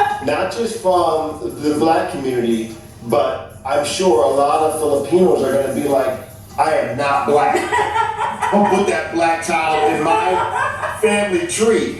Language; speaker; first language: English; native; English